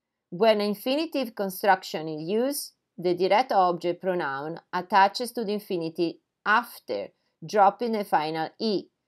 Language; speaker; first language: English; non-native, fluent; Italian